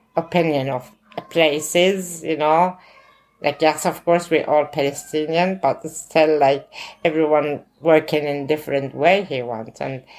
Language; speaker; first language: English; non-native, learner; Arabic